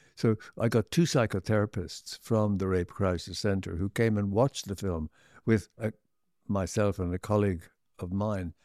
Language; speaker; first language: English; native; English